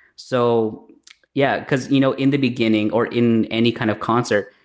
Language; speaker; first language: English; early bilingual, other home language; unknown